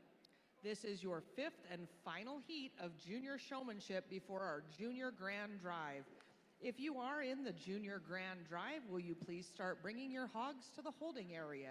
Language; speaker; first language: English; native; English